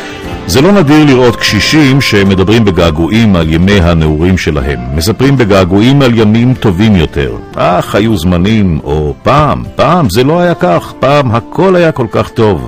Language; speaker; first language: Hebrew; native; Hebrew